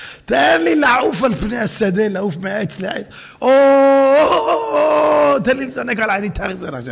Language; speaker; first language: Hebrew; native; Hebrew